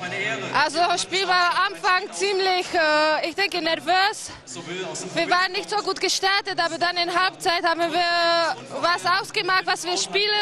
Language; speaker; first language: German; non-native, fluent; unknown